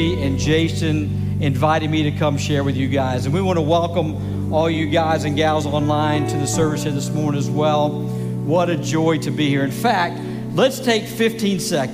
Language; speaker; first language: English; native; English